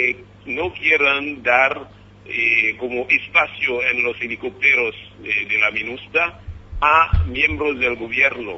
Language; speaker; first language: Spanish; non-native, fluent; Haitian Creole